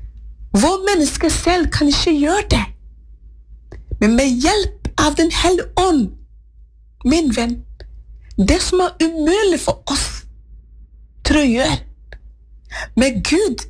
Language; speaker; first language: Norwegian; non-native, fluent; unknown